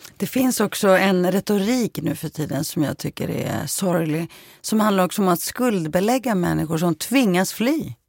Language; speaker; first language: Swedish; early bilingual, other home language; Greek